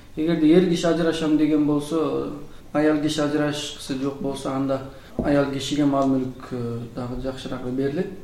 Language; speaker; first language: Kyrgyz; native; Kyrgyz